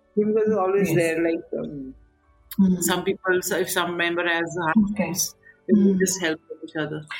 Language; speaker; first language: English; non-native, local second language; Nepali